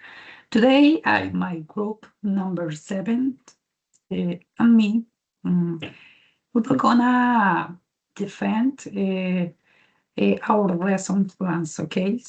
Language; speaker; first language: English; non-native, learner; Spanish